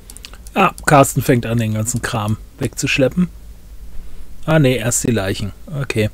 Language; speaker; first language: German; native; German